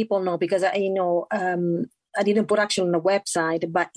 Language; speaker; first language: English; non-native, fluent; Italian